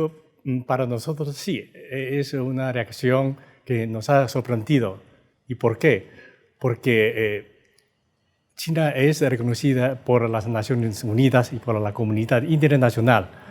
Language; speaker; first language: Spanish; non-native, fluent; Chinese